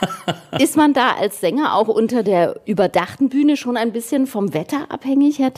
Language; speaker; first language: German; native; German